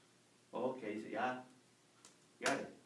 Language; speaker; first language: English; non-native, learner; Spanish